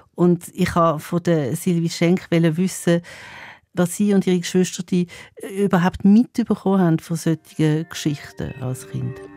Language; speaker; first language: German; native; German